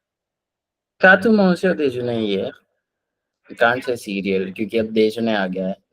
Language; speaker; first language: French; non-native, fluent; Hindi